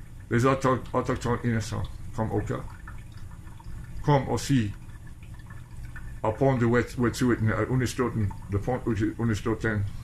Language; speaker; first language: French; non-native, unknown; English